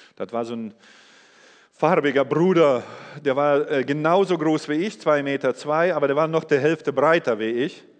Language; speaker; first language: German; non-native, fluent; English